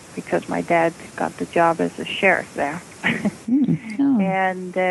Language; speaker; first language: English; non-native, fluent; Danish